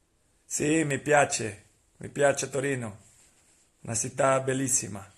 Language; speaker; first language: Italian; non-native, learner; Portuguese